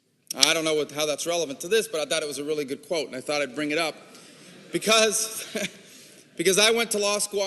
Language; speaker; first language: English; native; English